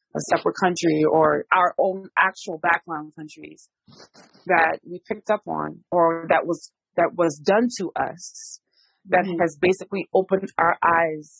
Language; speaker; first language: English; early bilingual, other home language; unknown